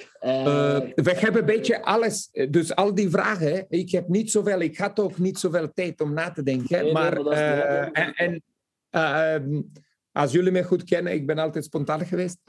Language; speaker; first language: Dutch; non-native, fluent; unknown